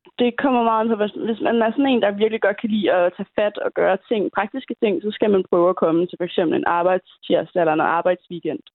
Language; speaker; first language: Danish; native; Danish